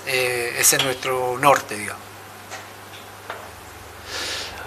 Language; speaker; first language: Spanish; native; Spanish